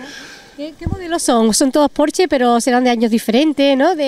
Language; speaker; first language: Spanish; native; Spanish